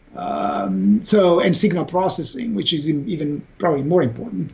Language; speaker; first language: English; non-native, fluent; Italian